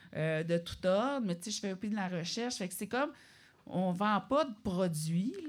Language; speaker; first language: French; native; French